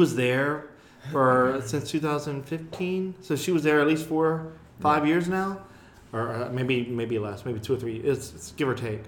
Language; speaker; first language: English; native; English